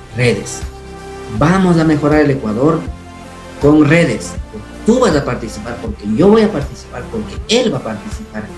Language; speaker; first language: Spanish; non-native, local second language; Quechua